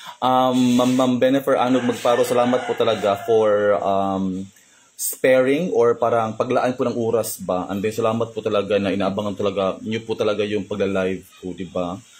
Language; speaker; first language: Filipino; non-native, local second language; Cebuano